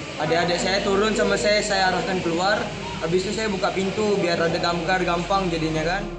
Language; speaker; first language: Indonesian; native; Indonesian